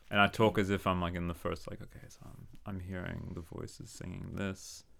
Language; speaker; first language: English; native; English